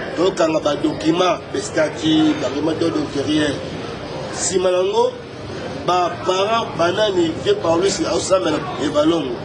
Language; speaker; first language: Lingala; non-native, fluent; Kongo